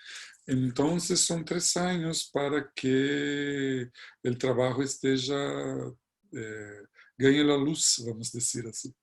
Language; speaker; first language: Spanish; non-native, fluent; Portuguese